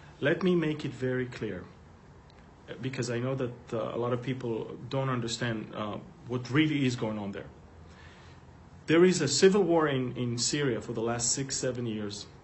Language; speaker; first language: English; non-native, fluent; Hebrew